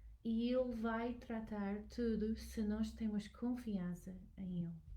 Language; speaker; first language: Portuguese; non-native, learner; English